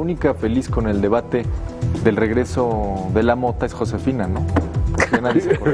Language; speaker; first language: Spanish; native; Spanish